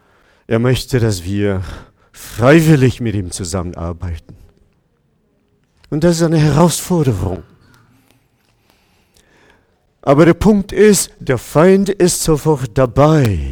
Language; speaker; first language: German; non-native, fluent; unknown